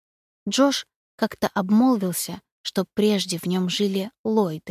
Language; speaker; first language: Russian; native; Russian